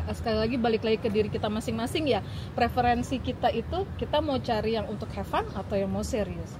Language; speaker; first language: Indonesian; native; Indonesian